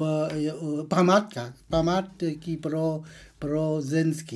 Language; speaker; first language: Czech; non-native, learner; Vietnamese